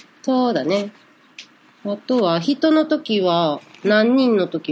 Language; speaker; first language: Japanese; native; Japanese